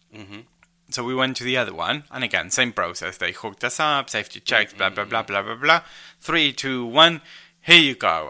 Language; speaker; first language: English; non-native, fluent; Spanish